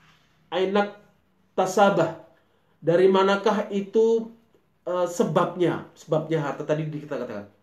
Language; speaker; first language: Indonesian; native; Indonesian